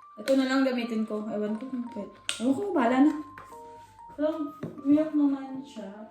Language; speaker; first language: Filipino; non-native, local second language; Hiligaynon